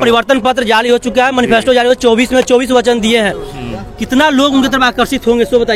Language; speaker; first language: Hindi; native; Hindi